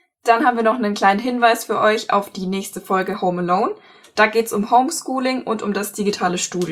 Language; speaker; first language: German; native; German